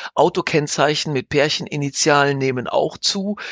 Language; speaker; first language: German; native; German